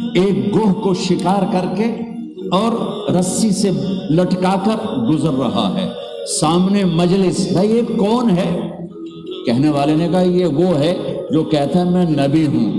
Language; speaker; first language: Urdu; non-native, local second language; Punjabi